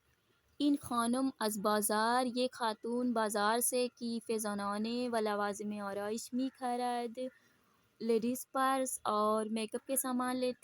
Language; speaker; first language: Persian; non-native, fluent; Urdu